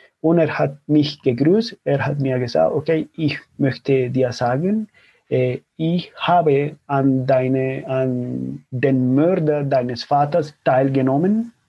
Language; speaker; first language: German; non-native, fluent; Spanish